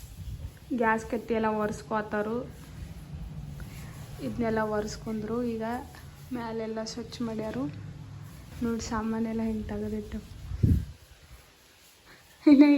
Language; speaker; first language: Kannada; native; Kannada